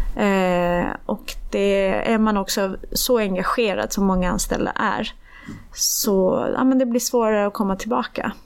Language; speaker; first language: Swedish; early bilingual, other home language; Persian